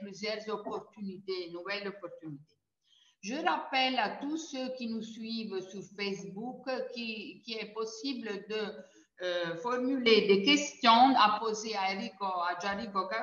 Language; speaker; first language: French; non-native, fluent; Italian